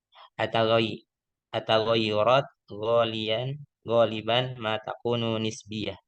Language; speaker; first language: Arabic; non-native, learner; Indonesian